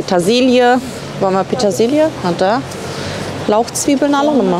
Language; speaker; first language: German; native; German